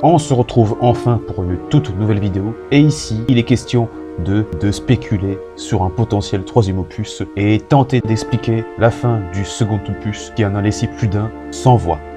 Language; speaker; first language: French; native; French